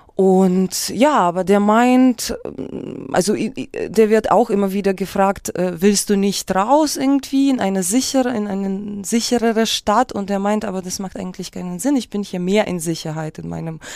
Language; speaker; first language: German; non-native, fluent; Russian